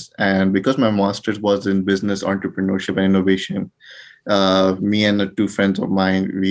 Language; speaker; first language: English; non-native, local second language; Urdu